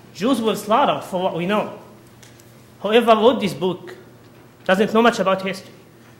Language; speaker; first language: English; non-native, fluent; Arabic